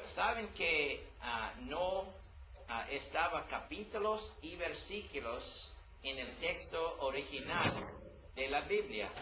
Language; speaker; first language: Spanish; non-native, learner; English